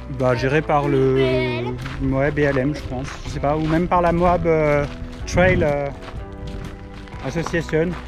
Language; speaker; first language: French; native; French